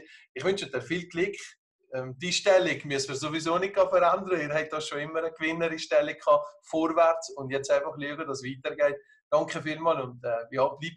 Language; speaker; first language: German; native; German